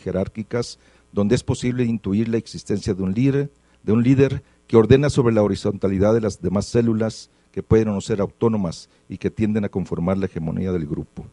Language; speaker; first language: Spanish; native; Spanish